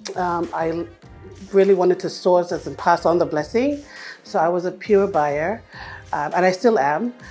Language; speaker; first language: English; non-native, fluent; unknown